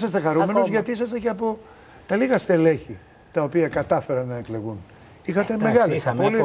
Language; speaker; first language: Greek; native; Greek